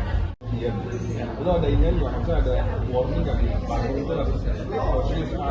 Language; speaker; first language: Indonesian; native; Indonesian